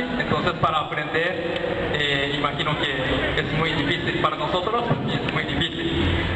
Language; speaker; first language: Spanish; non-native, learner; Japanese